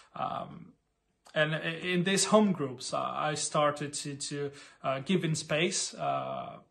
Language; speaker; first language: English; non-native, fluent; Portuguese